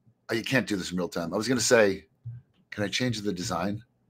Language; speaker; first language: English; native; English